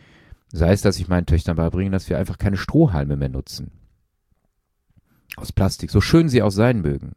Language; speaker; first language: German; native; German